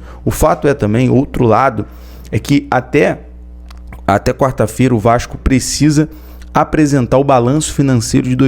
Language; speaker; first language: Portuguese; native; Portuguese